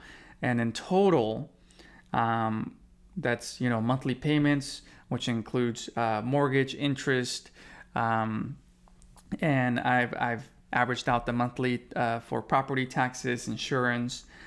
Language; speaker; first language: English; native; English